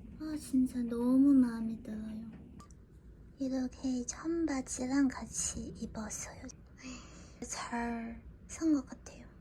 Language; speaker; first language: Korean; non-native, fluent; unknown